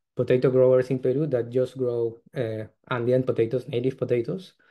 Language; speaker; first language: English; non-native, fluent; Spanish